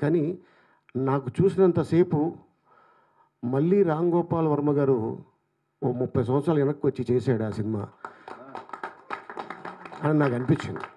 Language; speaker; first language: Telugu; native; Telugu